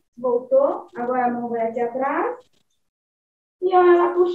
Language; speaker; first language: Portuguese; native; Portuguese